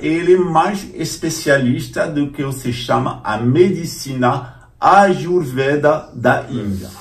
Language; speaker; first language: Portuguese; non-native, fluent; French